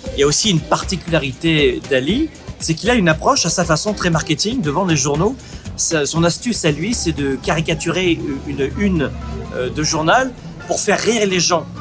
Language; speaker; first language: French; native; French